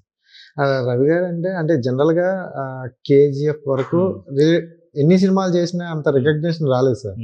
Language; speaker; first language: Telugu; native; Telugu